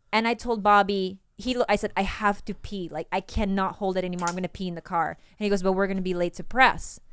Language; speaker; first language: English; non-native, local second language; Cebuano